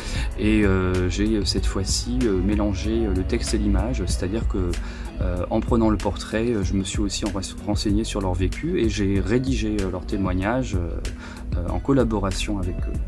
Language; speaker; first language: French; native; French